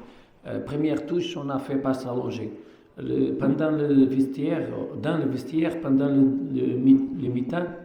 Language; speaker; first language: French; non-native, fluent; Portuguese